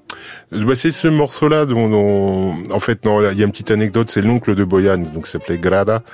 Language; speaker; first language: French; native; French